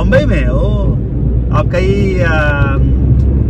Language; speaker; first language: Hindi; non-native, local second language; Telugu